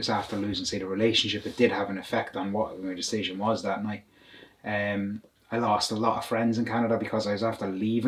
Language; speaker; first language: English; native; English